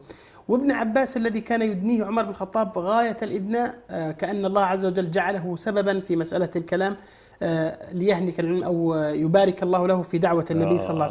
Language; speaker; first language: Arabic; native; Arabic